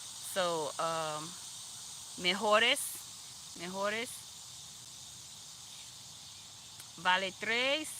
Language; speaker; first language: Spanish; non-native, learner; English